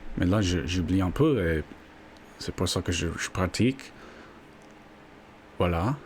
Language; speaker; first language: French; non-native, learner; English